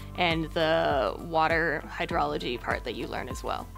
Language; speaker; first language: English; native; English